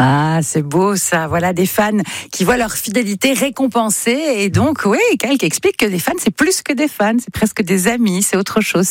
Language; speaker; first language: French; native; French